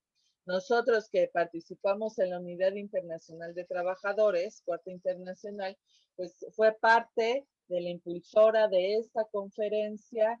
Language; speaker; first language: Spanish; native; Spanish